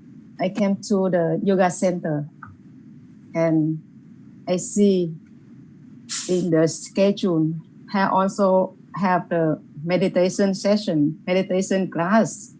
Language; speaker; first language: English; non-native, learner; Vietnamese